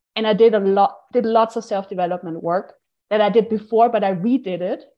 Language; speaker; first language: English; non-native, fluent; German